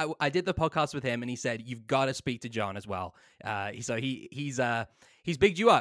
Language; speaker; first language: English; native; English